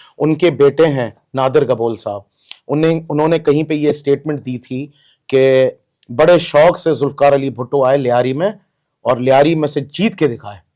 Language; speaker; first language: Urdu; non-native, local second language; Baluchi